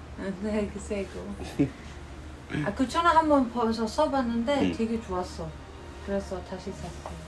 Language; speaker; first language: Korean; non-native, fluent; German